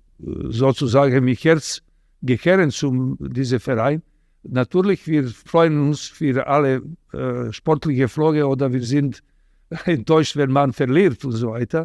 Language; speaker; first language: German; non-native, fluent; Serbian